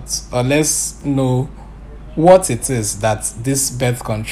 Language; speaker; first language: English; non-native, local second language; Igbo